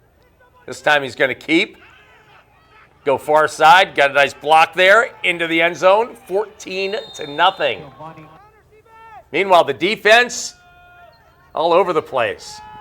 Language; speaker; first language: English; native; English